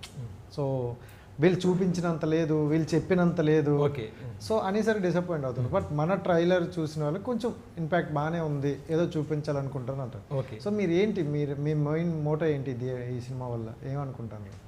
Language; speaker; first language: Telugu; native; Telugu